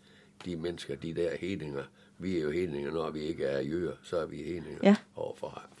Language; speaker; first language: Danish; native; Danish